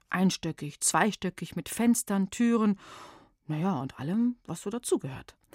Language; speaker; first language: German; native; German